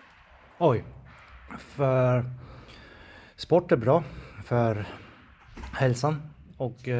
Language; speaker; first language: Swedish; non-native, fluent; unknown